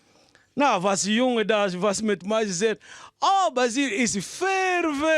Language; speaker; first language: Dutch; non-native, fluent; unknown